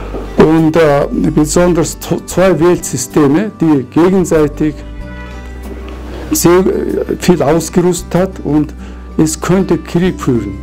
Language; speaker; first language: German; non-native, fluent; Mongolian